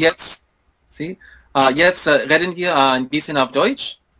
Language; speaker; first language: German; non-native, learner; English